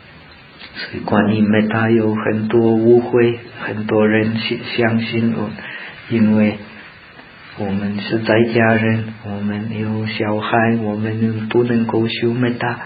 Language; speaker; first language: Chinese; non-native, fluent; Czech